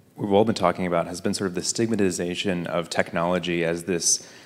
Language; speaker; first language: English; native; English